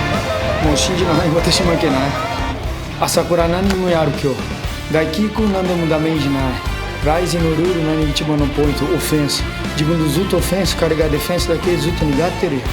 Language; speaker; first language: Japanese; non-native, learner; Portuguese